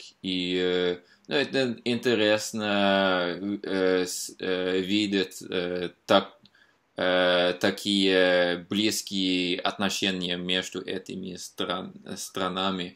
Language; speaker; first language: Russian; non-native, fluent; Norwegian